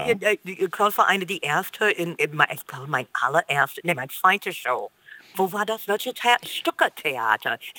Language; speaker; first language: German; non-native, fluent; English